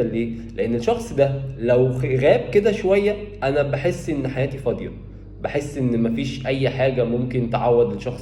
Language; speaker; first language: Arabic; native; Arabic